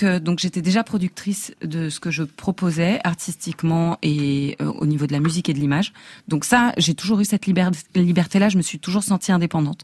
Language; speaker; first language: French; native; French